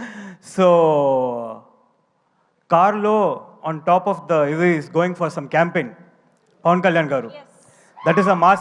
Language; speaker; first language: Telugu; non-native, learner; Tamil